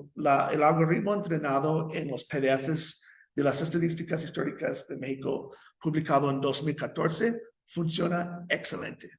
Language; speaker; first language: Spanish; non-native, fluent; English